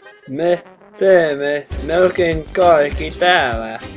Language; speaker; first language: Finnish; non-native, learner; English